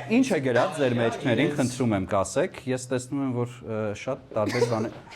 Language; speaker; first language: Armenian; native; Armenian